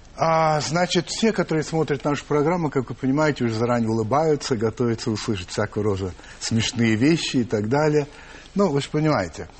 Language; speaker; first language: Russian; early bilingual, heritage; English